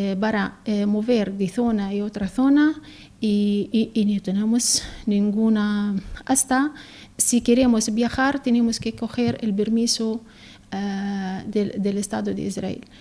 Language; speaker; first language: Spanish; non-native, learner; Arabic